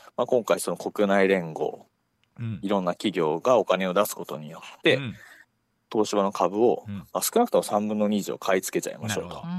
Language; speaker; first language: Japanese; native; Japanese